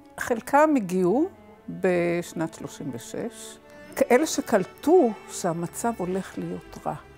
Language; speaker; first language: Hebrew; early bilingual, other home language; German